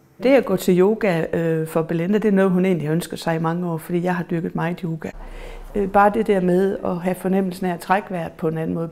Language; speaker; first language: Danish; native; Danish